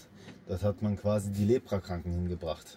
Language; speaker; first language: German; native; German